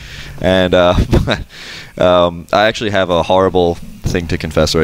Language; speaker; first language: English; native; English